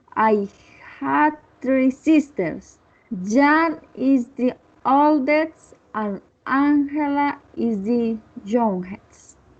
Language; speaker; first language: English; non-native, learner; Spanish